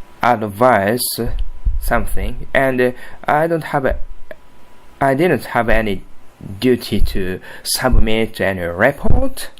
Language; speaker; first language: English; non-native, learner; Japanese